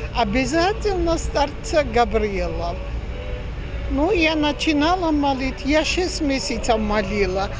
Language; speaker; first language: Russian; non-native, learner; Georgian